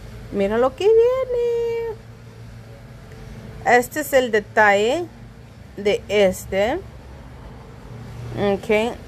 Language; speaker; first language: Spanish; early bilingual, heritage; Spanish